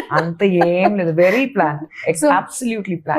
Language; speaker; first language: Telugu; non-native, fluent; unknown